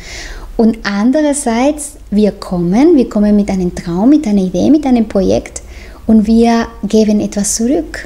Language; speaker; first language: German; non-native, fluent; Spanish